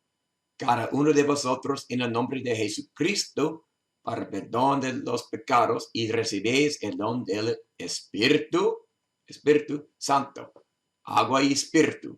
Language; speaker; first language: Spanish; non-native, learner; English